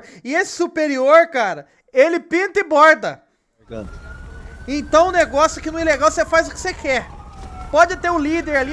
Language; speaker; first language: Portuguese; native; Portuguese